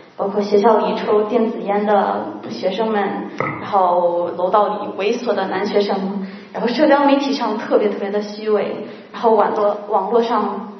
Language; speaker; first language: Chinese; native; Chinese